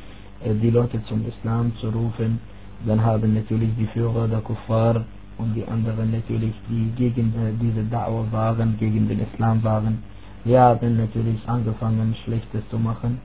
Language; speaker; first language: German; non-native, fluent; Arabic